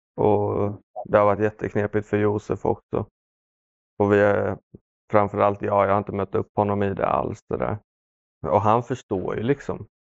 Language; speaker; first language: Swedish; early bilingual, other home language; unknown